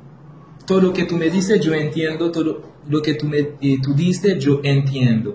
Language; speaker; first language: Spanish; non-native, learner; Haitian Creole